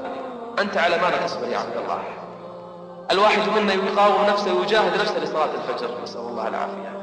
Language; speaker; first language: Arabic; native; Arabic